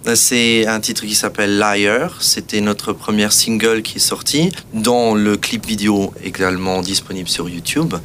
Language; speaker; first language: French; non-native, local second language; Portuguese